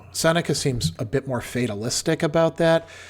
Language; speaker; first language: English; native; English